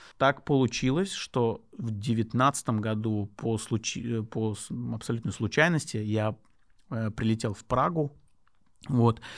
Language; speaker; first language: Russian; non-native, local second language; Lezghian